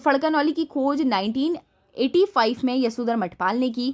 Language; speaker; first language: Hindi; native; Hindi